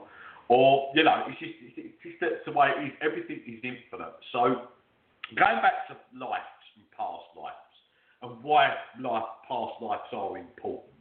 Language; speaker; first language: English; native; English